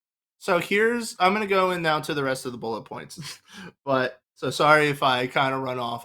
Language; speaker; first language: English; native; English